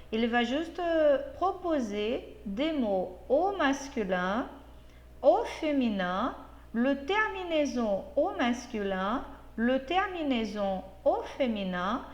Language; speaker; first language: French; non-native, fluent; Portuguese